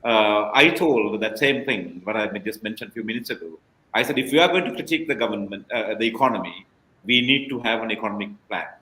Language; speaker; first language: English; non-native, local second language; Tamil